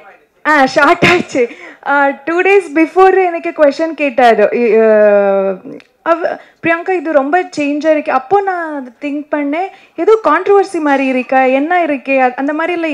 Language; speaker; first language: Tamil; non-native, learner; Kannada